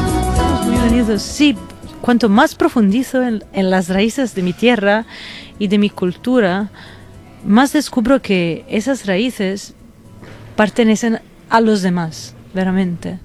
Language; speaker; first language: Spanish; non-native, fluent; Italian